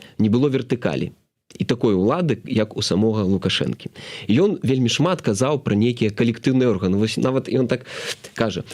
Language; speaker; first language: Belarusian; non-native, local second language; Russian